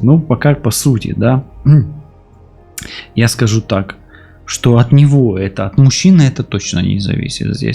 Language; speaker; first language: Russian; native; Russian